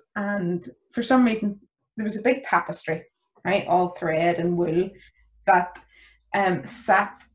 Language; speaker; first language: English; native; English